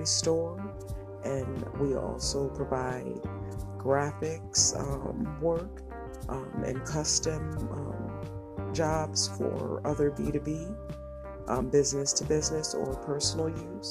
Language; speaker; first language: English; native; English